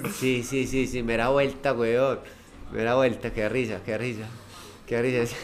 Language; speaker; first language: Spanish; native; Spanish